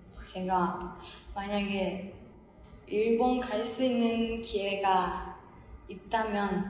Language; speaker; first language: Korean; non-native, fluent; Japanese